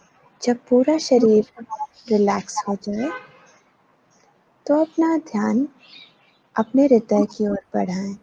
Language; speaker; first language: Hindi; native; Hindi